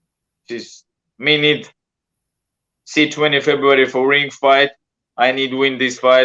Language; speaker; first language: English; non-native, learner; Russian